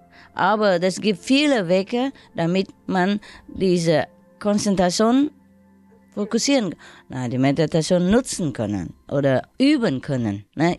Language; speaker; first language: German; non-native, learner; Vietnamese